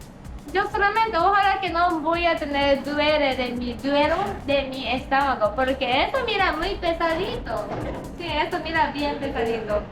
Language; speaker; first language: Spanish; non-native, learner; Japanese